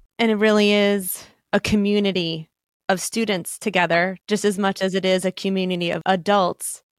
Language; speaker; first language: English; native; English